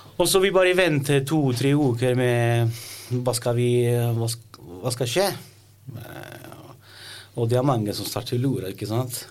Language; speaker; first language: Norwegian; non-native, learner; Italian